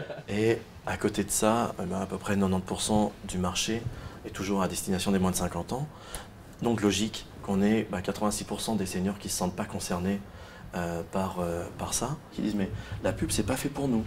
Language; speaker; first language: French; native; French